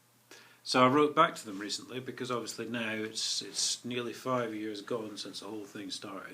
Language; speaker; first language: English; native; English